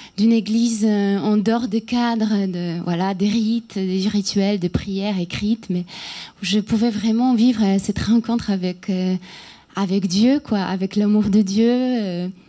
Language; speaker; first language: French; non-native, fluent; Polish